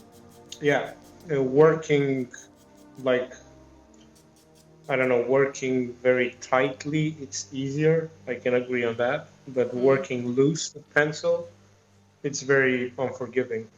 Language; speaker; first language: English; non-native, fluent; Romanian